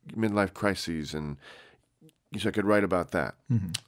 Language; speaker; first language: English; native; English